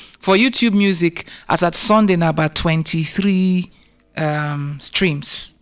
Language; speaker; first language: Nigerian Pidgin; non-native, local second language; Yoruba